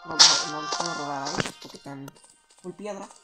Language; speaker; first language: Spanish; native; Spanish